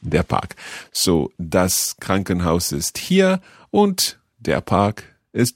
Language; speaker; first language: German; non-native, learner; English